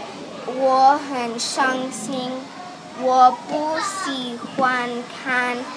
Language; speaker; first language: Chinese; non-native, learner; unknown